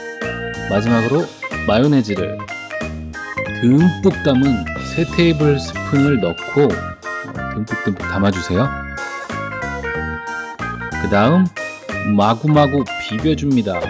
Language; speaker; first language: Korean; native; Korean